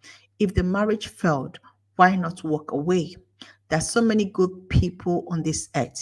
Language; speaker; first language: English; non-native, local second language; Igbo